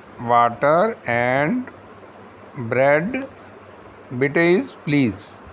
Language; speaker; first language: English; non-native, local second language; Hindi